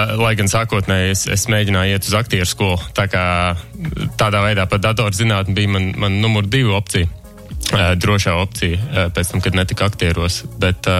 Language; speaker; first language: Latvian; early bilingual, heritage; Latvian